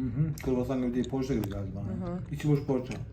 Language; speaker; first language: Turkish; native; Turkish